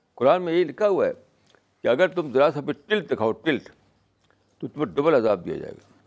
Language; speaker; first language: Urdu; native; Urdu